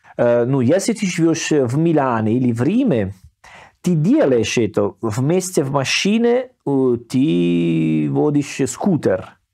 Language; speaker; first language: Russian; non-native, learner; Italian